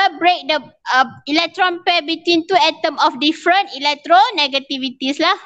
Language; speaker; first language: English; non-native, local second language; Malay